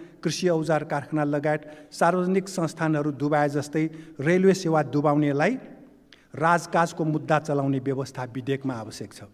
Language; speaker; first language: Nepali; non-native, local second language; Newari